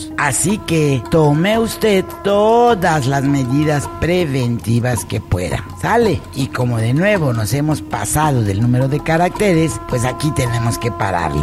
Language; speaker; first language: Spanish; native; Spanish